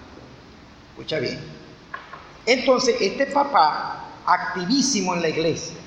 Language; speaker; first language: Spanish; native; Spanish